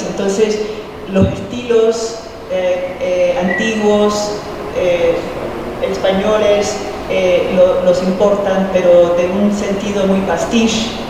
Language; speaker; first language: Spanish; early bilingual, heritage; Spanish